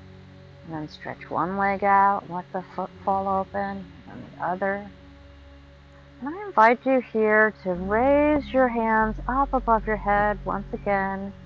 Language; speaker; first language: English; native; English